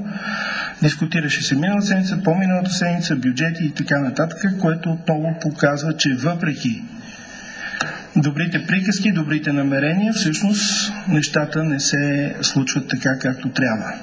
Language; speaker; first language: Bulgarian; native; Bulgarian